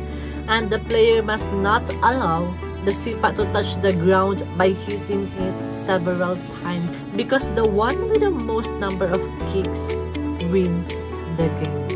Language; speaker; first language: English; non-native, local second language; Cebuano